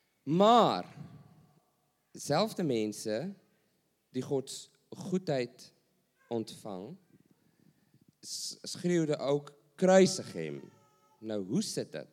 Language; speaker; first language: Dutch; non-native, learner; English